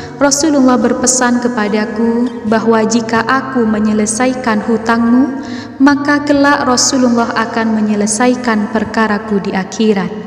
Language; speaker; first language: Indonesian; native; Indonesian